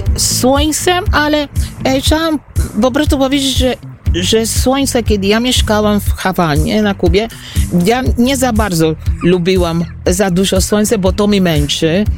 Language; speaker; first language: Polish; non-native, fluent; Spanish